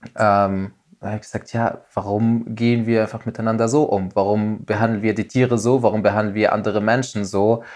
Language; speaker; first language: German; non-native, fluent; Arabic